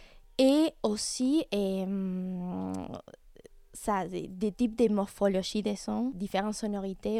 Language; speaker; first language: French; non-native, fluent; Spanish